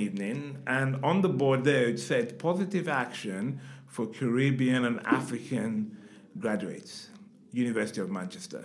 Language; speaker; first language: English; non-native, local second language; Yoruba